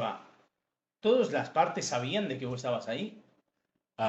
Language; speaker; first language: Spanish; native; Spanish